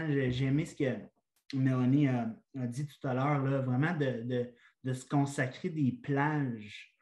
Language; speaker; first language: French; native; French